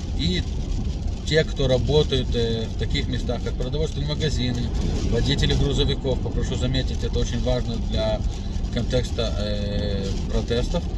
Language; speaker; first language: Russian; native; Russian